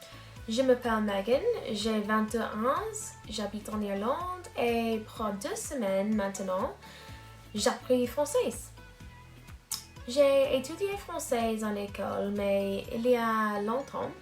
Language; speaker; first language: French; non-native, learner; English